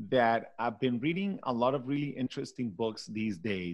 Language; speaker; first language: English; non-native, fluent; Spanish